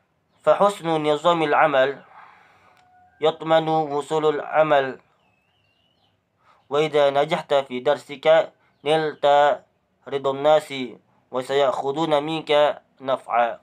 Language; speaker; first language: Arabic; non-native, fluent; Indonesian